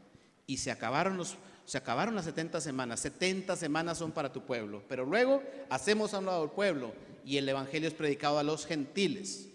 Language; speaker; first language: Spanish; native; Spanish